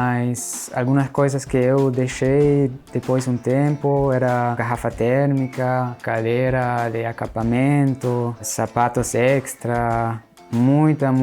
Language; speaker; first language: Portuguese; non-native, fluent; German